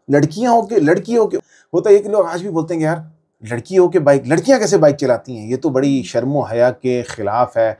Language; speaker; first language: Urdu; native; Urdu